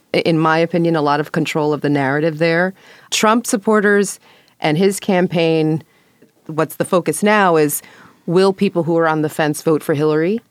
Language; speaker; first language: English; native; English